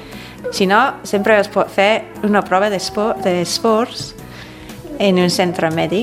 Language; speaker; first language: Catalan; non-native, fluent; English